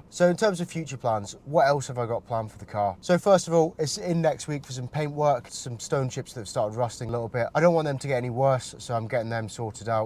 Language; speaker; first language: English; native; English